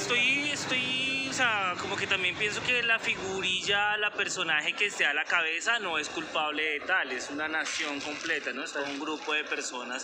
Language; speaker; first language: Spanish; native; Spanish